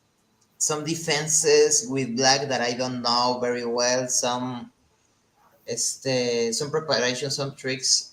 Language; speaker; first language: English; non-native, learner; Spanish